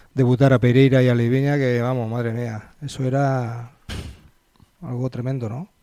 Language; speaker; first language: Spanish; native; Spanish